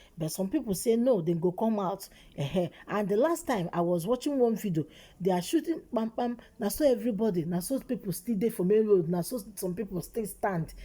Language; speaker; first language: Nigerian Pidgin; non-native, local second language; Igbo